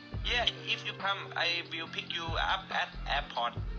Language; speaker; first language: English; non-native, learner; Thai